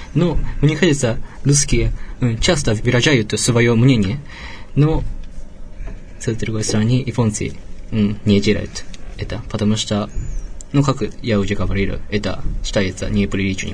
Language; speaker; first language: Russian; non-native, learner; Japanese